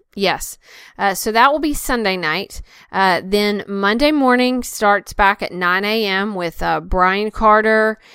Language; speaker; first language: English; native; English